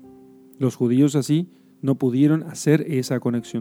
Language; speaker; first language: Spanish; native; Spanish